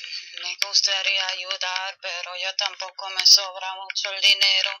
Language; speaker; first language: Spanish; non-native, fluent; German